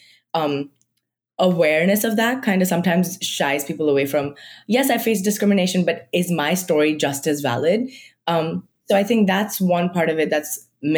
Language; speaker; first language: English; non-native, local second language; Marathi